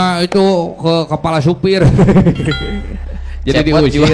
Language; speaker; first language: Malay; non-native, local second language; Sundanese